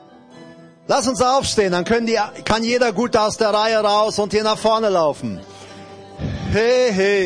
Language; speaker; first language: German; native; German